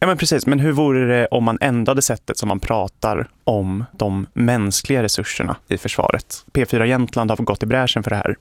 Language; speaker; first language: Swedish; native; Swedish